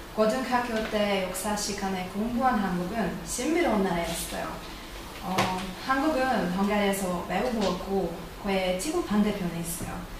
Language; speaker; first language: Korean; non-native, learner; Hungarian